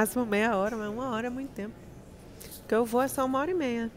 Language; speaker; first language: Portuguese; native; Portuguese